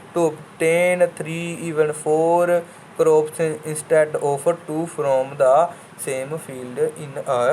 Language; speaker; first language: English; non-native, local second language; Punjabi